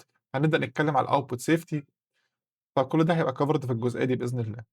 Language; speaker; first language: Arabic; native; Arabic